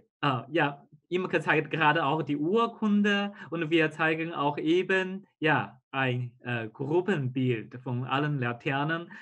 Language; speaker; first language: German; non-native, fluent; Chinese